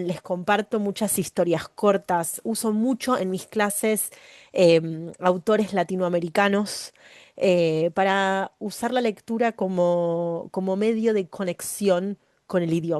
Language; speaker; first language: Spanish; native; Spanish